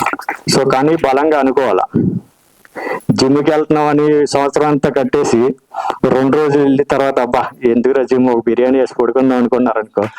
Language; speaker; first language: Telugu; native; Telugu